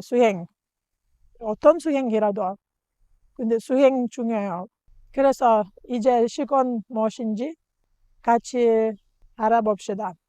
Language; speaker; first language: Korean; non-native, learner; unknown